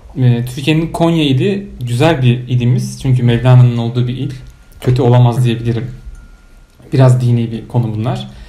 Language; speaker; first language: Turkish; native; Turkish